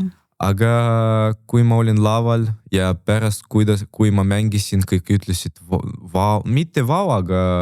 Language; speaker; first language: Estonian; non-native, local second language; Russian